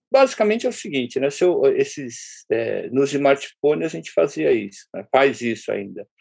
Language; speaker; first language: Portuguese; early bilingual, other home language; Japanese